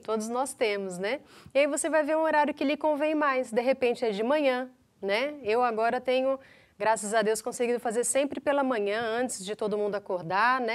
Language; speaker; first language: Portuguese; native; Portuguese